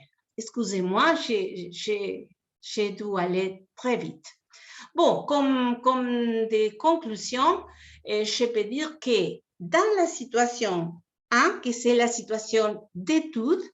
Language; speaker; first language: French; non-native, fluent; Spanish